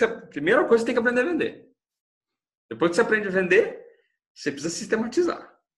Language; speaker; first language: Portuguese; native; Portuguese